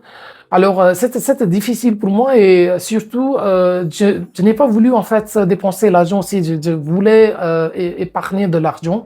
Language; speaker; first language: French; non-native, fluent; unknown